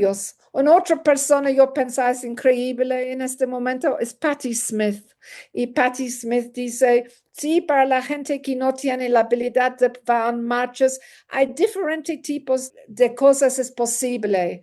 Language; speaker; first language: Spanish; non-native, learner; English